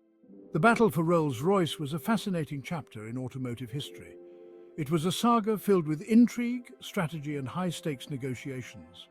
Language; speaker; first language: English; native; English